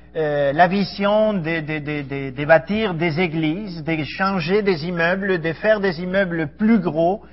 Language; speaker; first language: French; non-native, fluent; Spanish